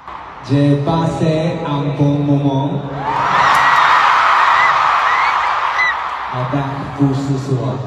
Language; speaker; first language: French; non-native, learner; Korean